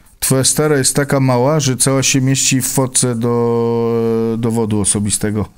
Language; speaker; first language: Polish; non-native, fluent; Croatian